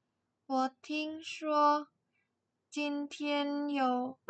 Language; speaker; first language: Chinese; non-native, learner; Indonesian